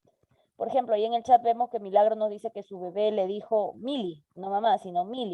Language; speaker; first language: Spanish; native; Spanish